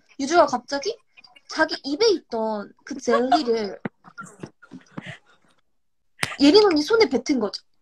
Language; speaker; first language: Korean; native; Korean